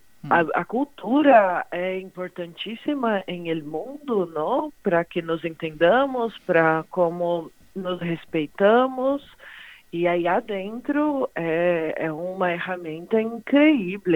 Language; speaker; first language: Spanish; non-native, fluent; Portuguese